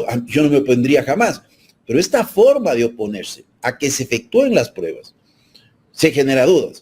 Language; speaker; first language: Spanish; native; Spanish